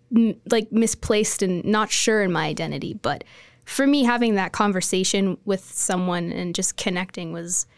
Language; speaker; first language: English; native; English